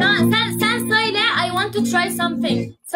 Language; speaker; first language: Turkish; non-native, learner; Arabic